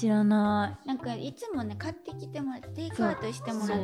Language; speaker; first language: Japanese; native; Japanese